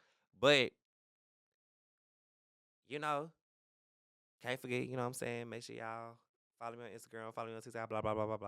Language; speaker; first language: English; native; English